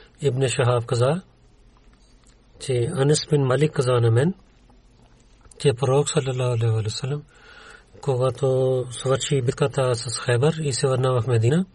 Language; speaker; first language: Bulgarian; non-native, learner; Urdu